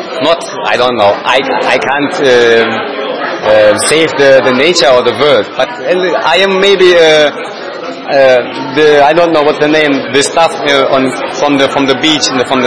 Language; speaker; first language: English; non-native, learner; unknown